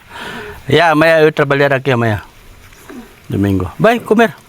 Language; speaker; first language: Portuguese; non-native, learner; Filipino